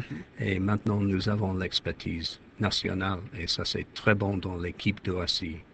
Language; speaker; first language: French; non-native, fluent; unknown